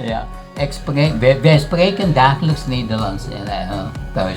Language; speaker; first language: Dutch; non-native, fluent; Indonesian